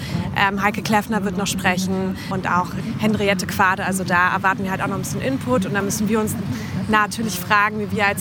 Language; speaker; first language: German; native; German